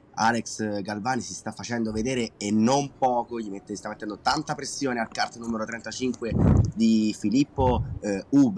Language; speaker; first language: Italian; native; Italian